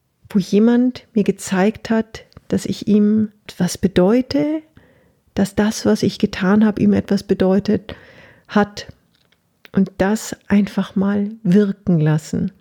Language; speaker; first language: German; native; German